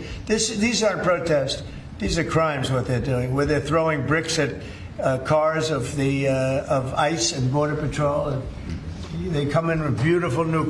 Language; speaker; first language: English; native; English